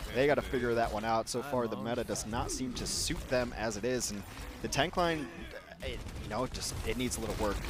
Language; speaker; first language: English; native; English